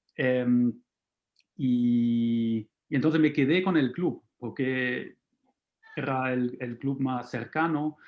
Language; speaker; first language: Spanish; non-native, fluent; German